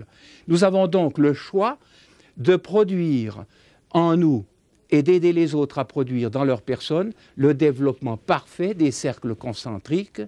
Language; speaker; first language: French; native; French